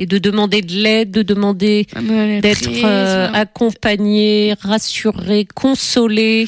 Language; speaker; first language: French; native; French